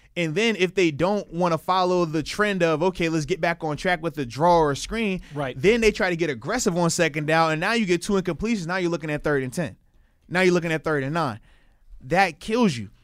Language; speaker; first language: English; native; English